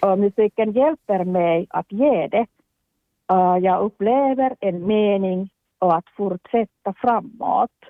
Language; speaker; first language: Swedish; non-native, local second language; Finnish